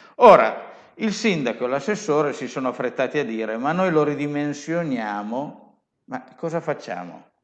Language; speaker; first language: Italian; native; Italian